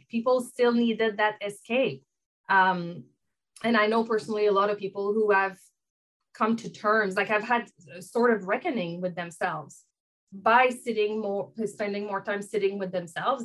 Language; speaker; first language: English; non-native, fluent; French